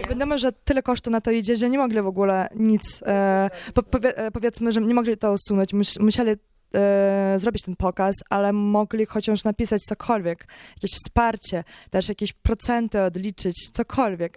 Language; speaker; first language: Polish; non-native, learner; Ukrainian